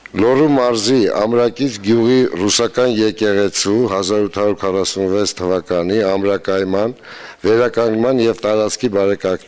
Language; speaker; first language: Armenian; native; Armenian